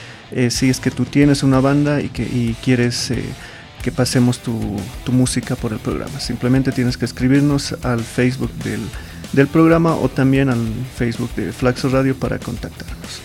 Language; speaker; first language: Spanish; native; Spanish